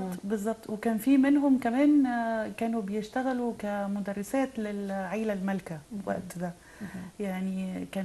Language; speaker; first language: Arabic; native; Arabic